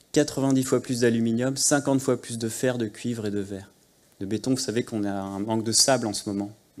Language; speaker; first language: French; native; French